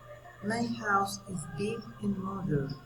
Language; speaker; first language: English; non-native, learner; Spanish